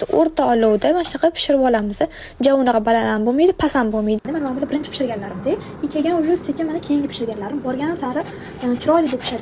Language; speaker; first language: Uzbek; native; Uzbek